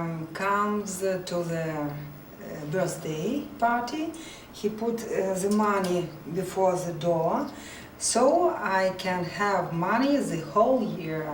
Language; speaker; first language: English; non-native, learner; Russian